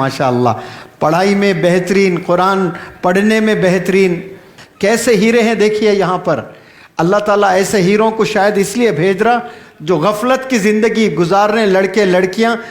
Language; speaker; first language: Urdu; native; Urdu